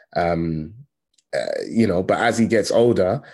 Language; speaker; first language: English; native; English